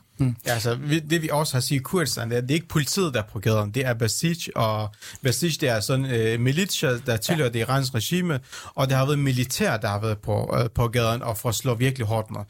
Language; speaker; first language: Danish; early bilingual, other home language; Central Kurdish